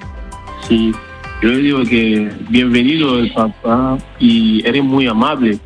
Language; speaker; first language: Spanish; non-native, learner; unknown